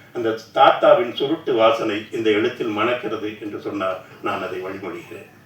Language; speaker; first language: Tamil; native; Tamil